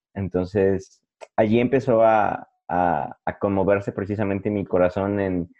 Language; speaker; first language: Spanish; native; Spanish